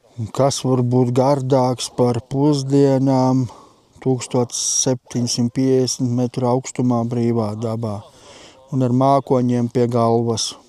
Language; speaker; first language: Latvian; native; Latvian